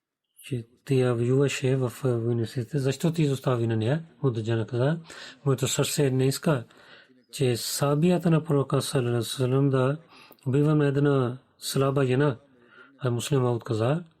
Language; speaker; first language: Bulgarian; non-native, learner; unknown